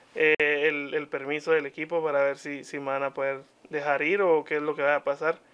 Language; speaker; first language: Spanish; native; Spanish